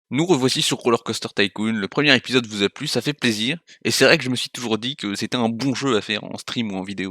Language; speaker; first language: French; native; French